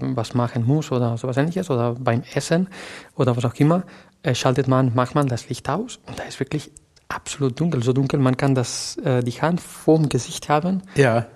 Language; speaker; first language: German; non-native, fluent; Spanish